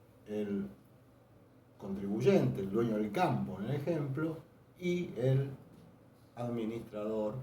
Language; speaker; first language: Spanish; native; Spanish